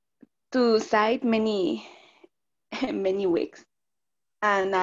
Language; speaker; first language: English; non-native, learner; Spanish